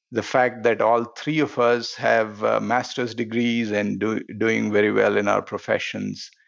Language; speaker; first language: English; non-native, local second language; Telugu